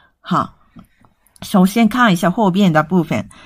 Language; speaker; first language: Chinese; non-native, fluent; Japanese